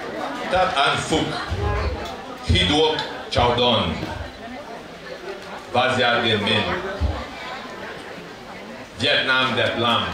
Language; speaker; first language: Vietnamese; non-native, learner; French